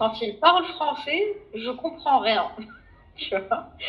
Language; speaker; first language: French; non-native, fluent; Arabic